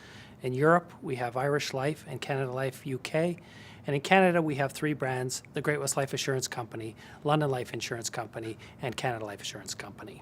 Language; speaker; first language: English; native; English